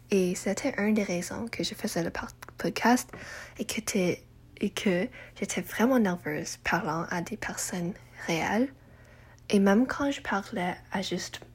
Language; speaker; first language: French; non-native, learner; English